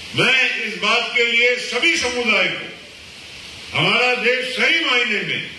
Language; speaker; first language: Hindi; non-native, local second language; Marathi